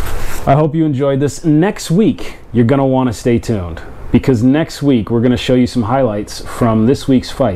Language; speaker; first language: English; native; English